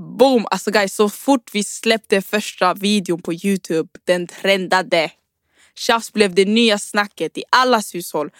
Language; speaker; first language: Swedish; early bilingual, other home language; Rundi